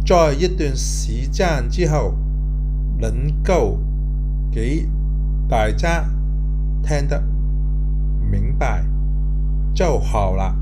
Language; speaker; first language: Chinese; non-native, local second language; Cantonese